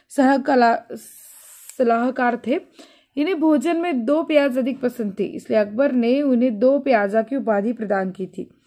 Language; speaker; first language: Hindi; non-native, local second language; Marathi